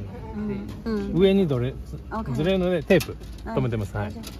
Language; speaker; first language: Japanese; native; Japanese